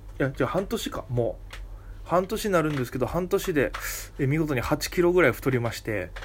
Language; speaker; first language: Japanese; native; Japanese